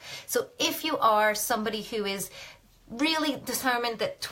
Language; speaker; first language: English; native; English